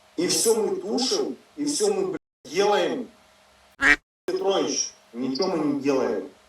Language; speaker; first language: Russian; native; Russian